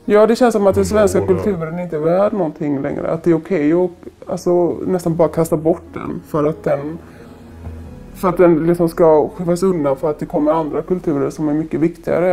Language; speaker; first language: Swedish; native; Swedish